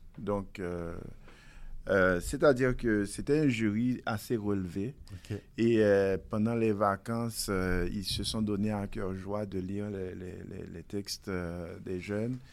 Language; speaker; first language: French; non-native, local second language; Haitian Creole